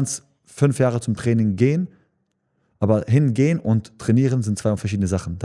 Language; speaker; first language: German; early bilingual, other home language; Chechen